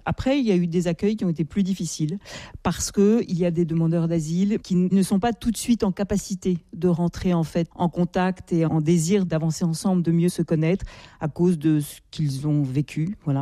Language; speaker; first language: French; native; French